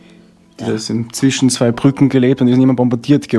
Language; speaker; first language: German; native; German